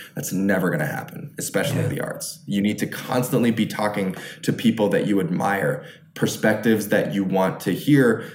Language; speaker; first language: English; early bilingual, other home language; Chinese